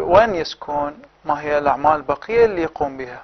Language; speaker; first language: Arabic; native; Arabic